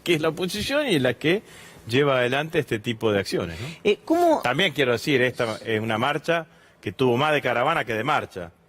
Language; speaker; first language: Spanish; native; Spanish